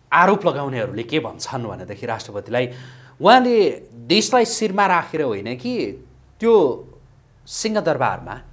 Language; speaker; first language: Nepali; native; Nepali